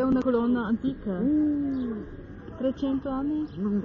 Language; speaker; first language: Italian; non-native, learner; German